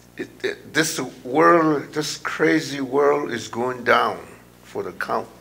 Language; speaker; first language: English; non-native, local second language; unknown